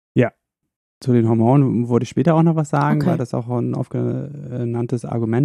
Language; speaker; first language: German; native; German